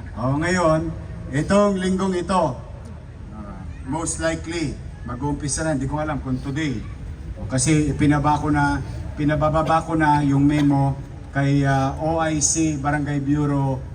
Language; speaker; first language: Filipino; native; Filipino